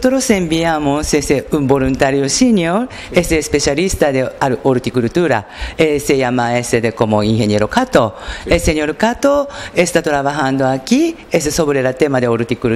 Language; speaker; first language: Spanish; non-native, learner; Japanese